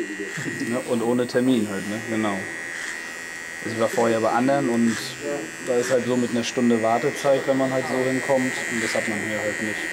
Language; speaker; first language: German; native; German